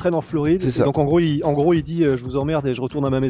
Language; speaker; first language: French; native; French